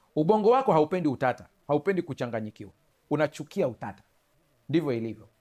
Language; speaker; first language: Swahili; native; Swahili